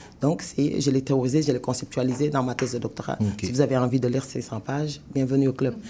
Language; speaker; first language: French; non-native, local second language; Wolof